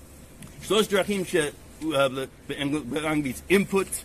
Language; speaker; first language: Hebrew; non-native, learner; English